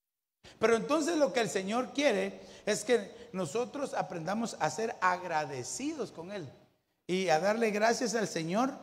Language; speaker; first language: Spanish; native; Spanish